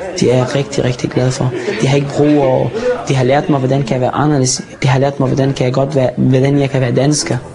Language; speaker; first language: Danish; non-native, fluent; Arabic